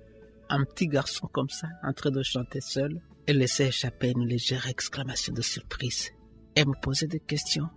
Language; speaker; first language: French; non-native, local second language; Rundi